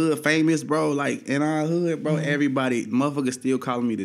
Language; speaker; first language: English; native; English